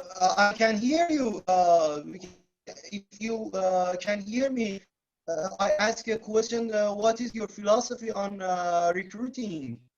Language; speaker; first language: English; non-native, learner; Persian